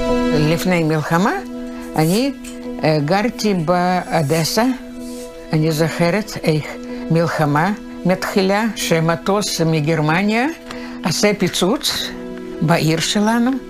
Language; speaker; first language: Hebrew; non-native, learner; Russian